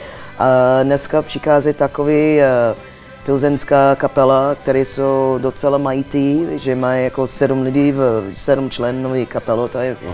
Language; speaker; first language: Czech; non-native, learner; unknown